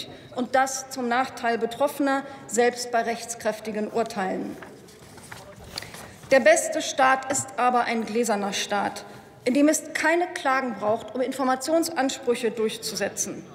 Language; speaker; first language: German; native; German